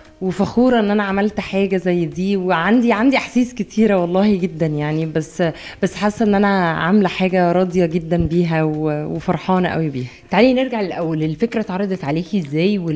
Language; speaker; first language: Arabic; native; Arabic